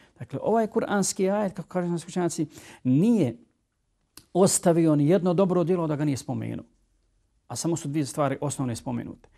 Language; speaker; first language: Bosnian; native; Bosnian